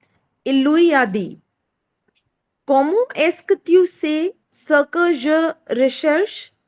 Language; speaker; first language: French; non-native, learner; Hindi